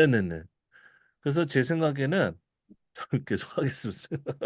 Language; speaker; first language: Korean; native; Korean